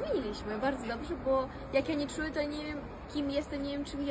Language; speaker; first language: Polish; non-native, fluent; Russian